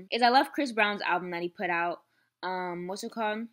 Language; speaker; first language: English; native; English